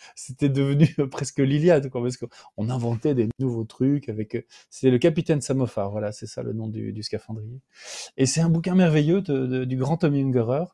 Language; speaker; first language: French; native; French